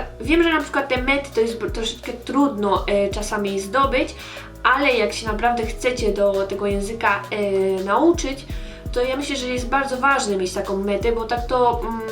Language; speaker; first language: Polish; early bilingual, heritage; Polish